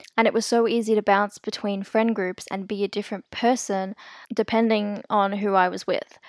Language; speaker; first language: English; native; English